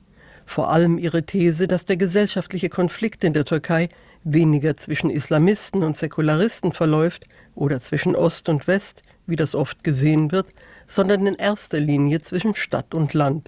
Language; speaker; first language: German; native; German